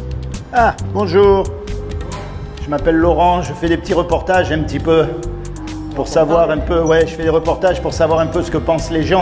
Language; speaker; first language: French; native; French